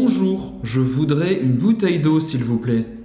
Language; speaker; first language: French; non-native, fluent; Portuguese